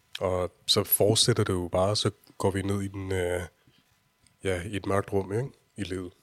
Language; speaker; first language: Danish; early bilingual, other home language; Urdu